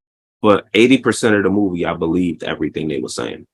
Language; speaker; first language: English; native; English